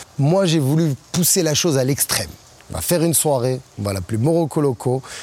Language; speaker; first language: French; non-native, local second language; Arabic